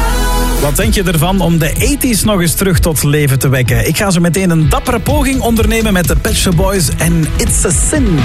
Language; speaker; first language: Dutch; native; Dutch